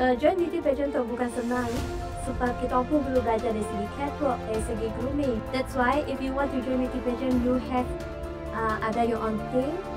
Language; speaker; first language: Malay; non-native, local second language; Iban